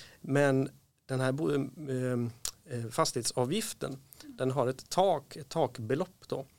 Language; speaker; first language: Swedish; native; Swedish